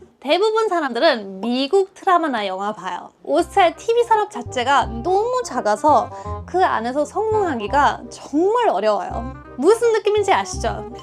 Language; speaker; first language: Korean; non-native, fluent; German